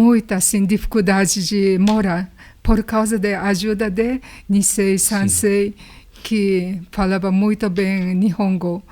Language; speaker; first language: Portuguese; non-native, learner; Japanese